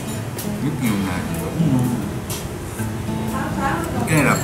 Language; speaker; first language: Vietnamese; non-native, learner; Japanese